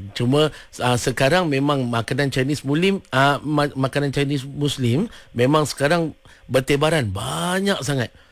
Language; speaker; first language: Malay; native; Malay